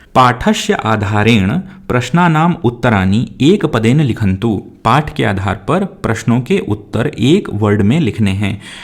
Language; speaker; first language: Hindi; native; Hindi